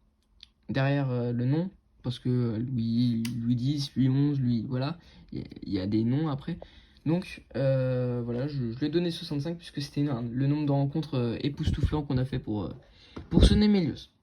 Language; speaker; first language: French; native; French